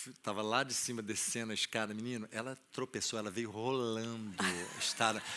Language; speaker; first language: Portuguese; native; Portuguese